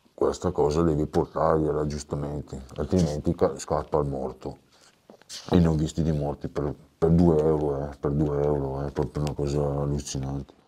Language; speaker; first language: Italian; native; Italian